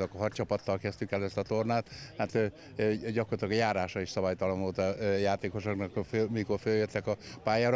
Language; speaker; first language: Hungarian; native; Hungarian